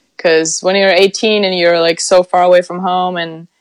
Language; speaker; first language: English; non-native, fluent; German